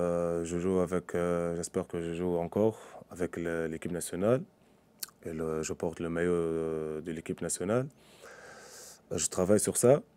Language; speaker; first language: French; non-native, local second language; Arabic